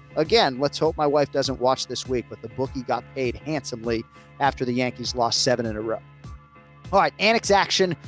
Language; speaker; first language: English; native; English